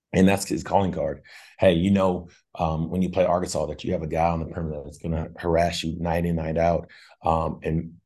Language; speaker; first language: English; native; English